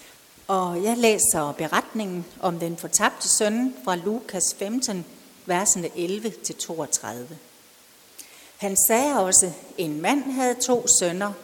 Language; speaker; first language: Danish; native; Danish